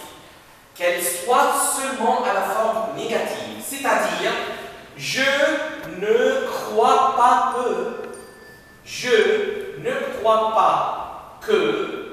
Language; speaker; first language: French; non-native, fluent; Arabic